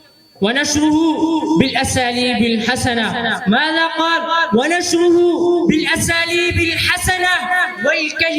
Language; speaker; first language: Arabic; non-native, learner; Urdu